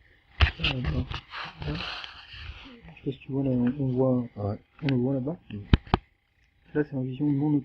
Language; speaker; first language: French; native; French